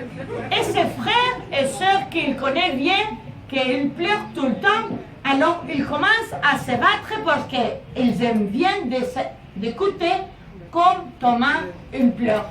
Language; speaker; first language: French; non-native, learner; Spanish